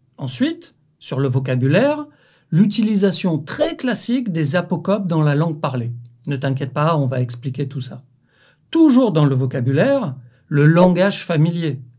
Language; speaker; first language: French; native; French